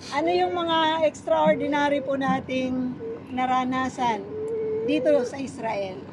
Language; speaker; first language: Filipino; native; Filipino